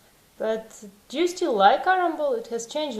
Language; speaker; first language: English; non-native, fluent; Russian